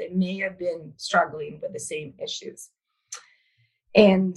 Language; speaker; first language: English; non-native, fluent; Italian